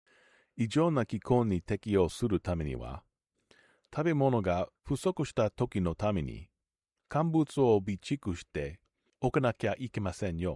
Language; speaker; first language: Japanese; non-native, learner; English